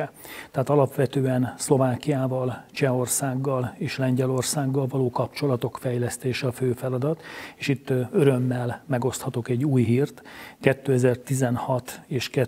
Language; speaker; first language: Hungarian; native; Hungarian